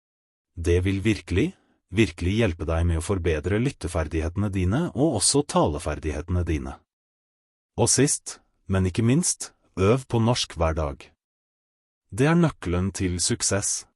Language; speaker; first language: Norwegian; non-native, fluent; Russian